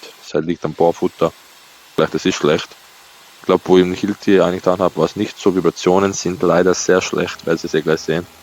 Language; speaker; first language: German; native; German